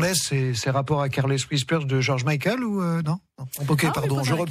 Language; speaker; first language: French; native; French